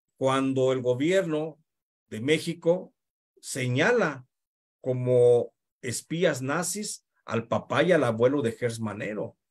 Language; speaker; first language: Spanish; native; Spanish